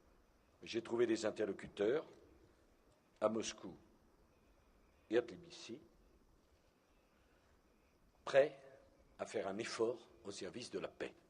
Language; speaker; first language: French; native; French